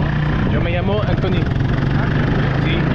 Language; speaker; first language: Spanish; non-native, learner; French